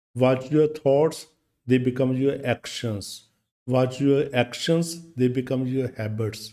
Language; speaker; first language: English; non-native, local second language; Punjabi